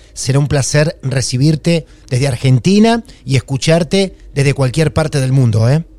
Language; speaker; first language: Spanish; native; Spanish